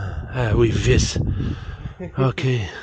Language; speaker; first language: English; non-native, learner; French